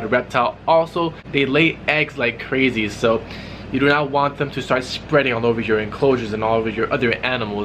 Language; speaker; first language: English; native; English